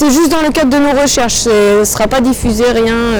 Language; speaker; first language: French; native; French